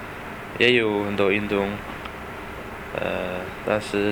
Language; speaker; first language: Chinese; non-native, learner; English